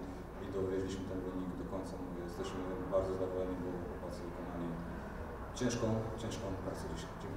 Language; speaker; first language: Polish; native; Polish